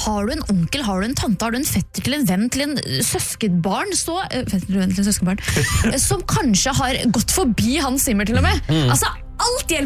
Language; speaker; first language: Norwegian; native; Norwegian